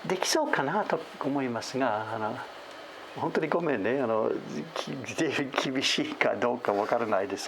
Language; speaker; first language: Japanese; non-native, fluent; English